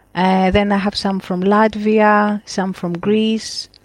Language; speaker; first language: English; non-native, fluent; Greek